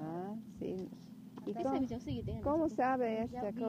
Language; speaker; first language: Spanish; non-native, learner; English